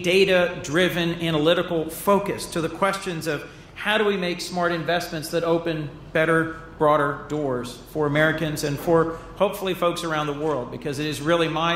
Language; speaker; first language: English; native; English